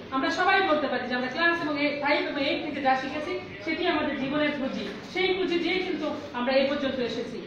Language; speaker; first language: Bangla; native; Bangla